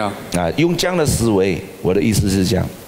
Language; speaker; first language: Chinese; native; Chinese